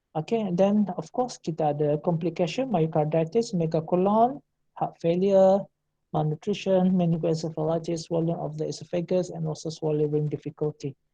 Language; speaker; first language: English; non-native, local second language; Malay